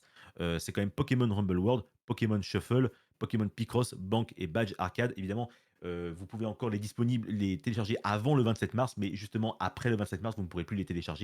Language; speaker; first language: French; native; French